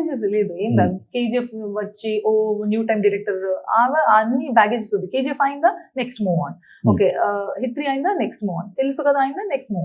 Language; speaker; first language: Telugu; non-native, learner; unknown